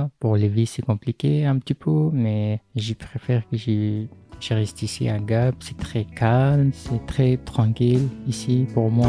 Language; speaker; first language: French; non-native, learner; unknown